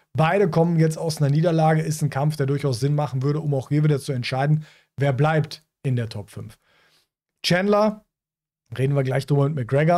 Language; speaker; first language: German; native; German